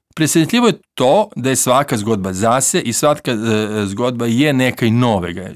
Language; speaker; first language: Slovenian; non-native, learner; Serbian